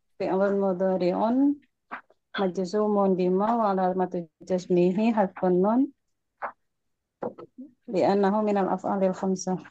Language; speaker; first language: Arabic; non-native, learner; Indonesian